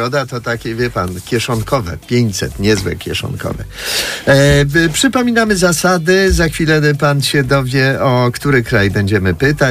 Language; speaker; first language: Polish; native; Polish